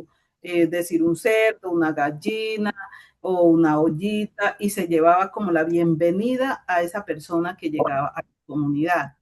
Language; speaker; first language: Spanish; native; Spanish